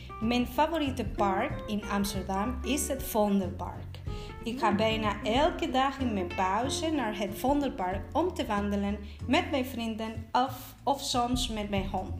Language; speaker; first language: Dutch; non-native, fluent; Spanish